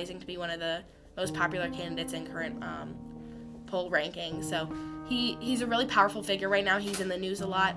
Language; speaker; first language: English; native; English